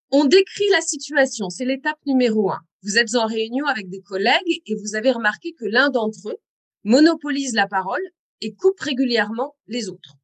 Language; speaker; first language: French; native; French